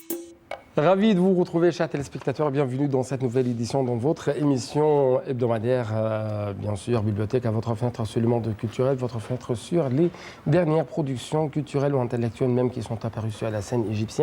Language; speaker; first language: French; non-native, fluent; Arabic